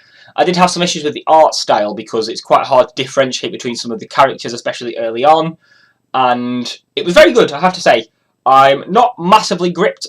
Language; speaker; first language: English; native; English